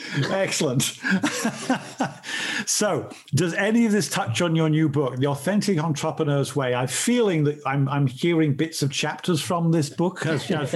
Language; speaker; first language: English; native; English